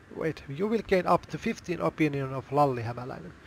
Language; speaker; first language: English; non-native, fluent; Finnish